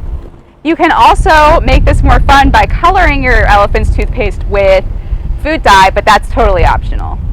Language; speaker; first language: English; native; English